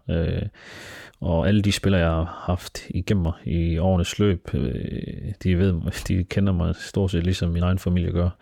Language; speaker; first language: Danish; early bilingual, other home language; Somali